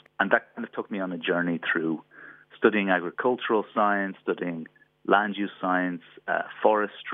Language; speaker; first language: English; native; English